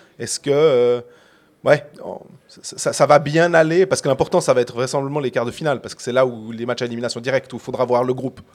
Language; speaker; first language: French; native; French